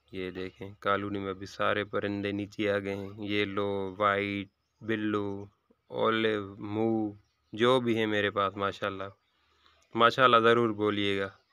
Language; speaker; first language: Urdu; non-native, local second language; Sindhi